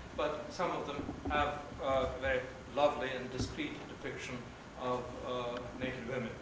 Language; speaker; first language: English; non-native, fluent; Turkish